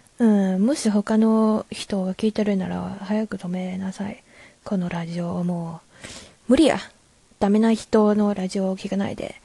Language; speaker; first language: Japanese; non-native, learner; Chinese